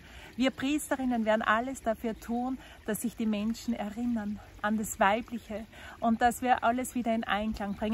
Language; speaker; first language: German; native; German